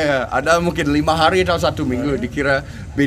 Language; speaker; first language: Indonesian; non-native, fluent; English